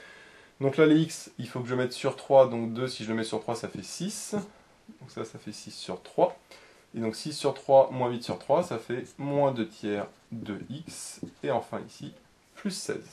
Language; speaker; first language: French; native; French